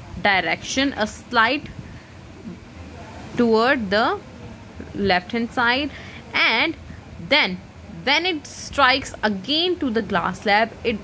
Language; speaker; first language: English; non-native, local second language; Hindi